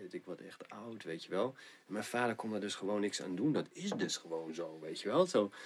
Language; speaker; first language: Dutch; native; Dutch